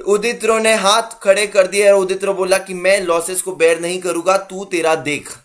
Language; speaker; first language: Hindi; non-native, local second language; Marathi